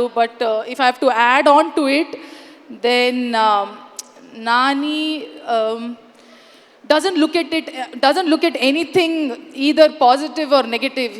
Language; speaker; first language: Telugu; non-native, learner; Kannada